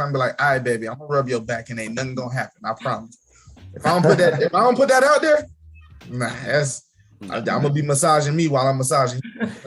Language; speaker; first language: English; native; English